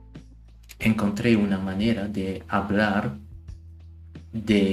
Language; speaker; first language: Spanish; non-native, learner; German